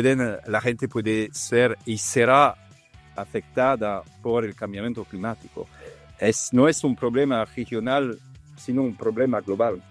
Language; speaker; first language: Spanish; non-native, learner; Italian